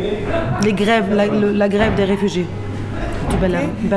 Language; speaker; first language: French; non-native, fluent; Turkish